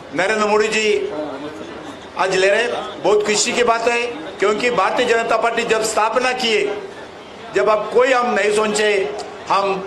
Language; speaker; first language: Hindi; non-native, local second language; Telugu